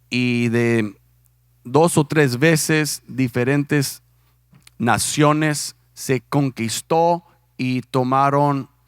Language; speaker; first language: Spanish; non-native, fluent; English